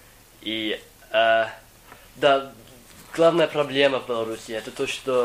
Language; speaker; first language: Russian; non-native, fluent; English